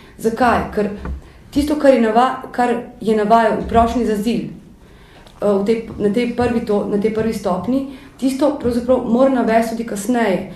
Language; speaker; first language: Slovenian; native; Slovenian